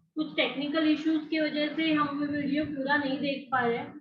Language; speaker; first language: Hindi; non-native, local second language; Marathi